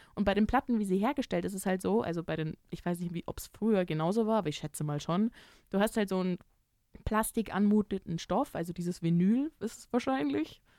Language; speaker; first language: German; native; German